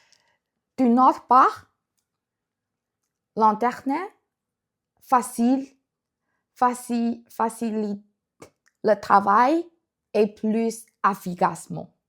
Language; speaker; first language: French; non-native, learner; Chinese